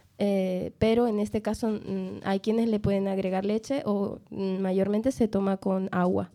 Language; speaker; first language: Spanish; native; Spanish